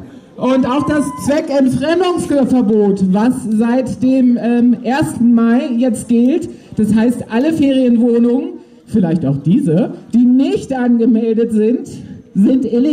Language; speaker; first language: German; native; German